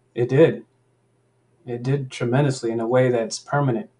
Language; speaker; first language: English; early bilingual, other home language; Spanish